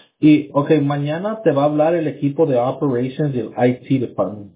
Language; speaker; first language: Spanish; early bilingual, heritage; Spanish